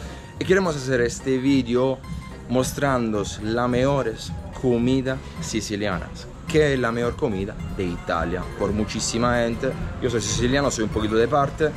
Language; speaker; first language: Spanish; non-native, fluent; Italian